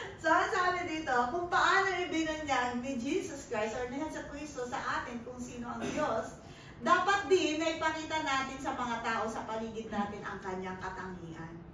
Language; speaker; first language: Filipino; non-native, local second language; Pampanga